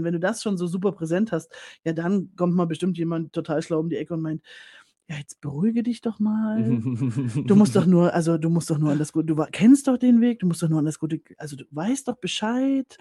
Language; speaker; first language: German; native; German